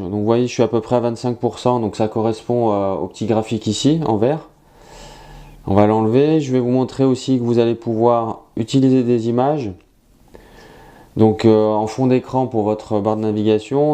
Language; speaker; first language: French; native; French